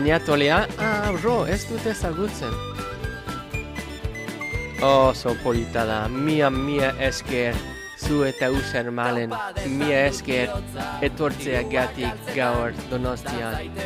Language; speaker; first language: Basque; non-native, learner; English